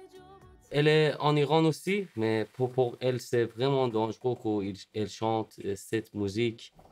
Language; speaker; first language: French; non-native, learner; Persian